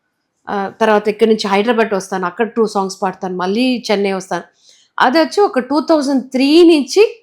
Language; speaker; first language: Telugu; non-native, local second language; Tamil